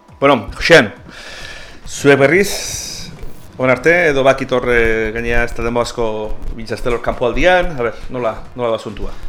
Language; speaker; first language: Basque; native; Basque